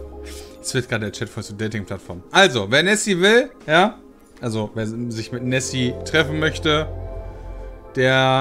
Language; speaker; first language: German; native; German